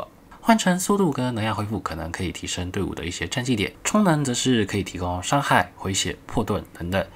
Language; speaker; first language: Chinese; native; Chinese